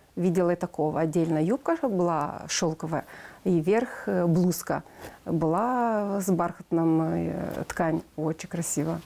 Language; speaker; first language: Russian; non-native, local second language; Romanian